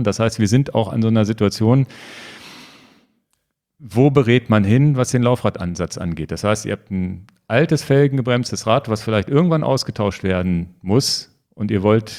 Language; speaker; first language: German; native; German